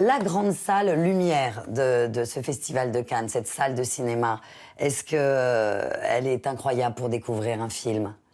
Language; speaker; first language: French; native; French